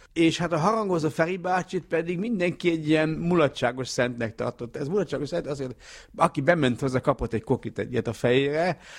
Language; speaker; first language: Hungarian; early bilingual, heritage; Hungarian